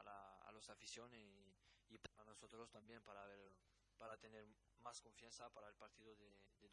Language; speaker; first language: Spanish; non-native, learner; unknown